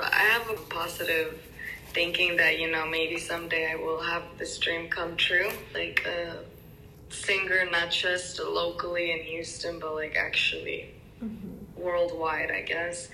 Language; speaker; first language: English; early bilingual, other home language; Spanish